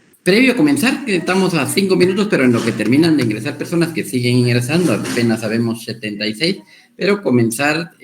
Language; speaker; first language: Spanish; native; Spanish